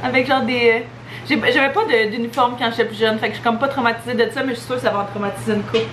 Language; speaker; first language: French; native; French